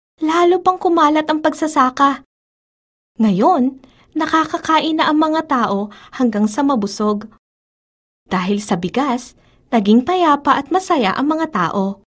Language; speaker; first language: Filipino; native; Filipino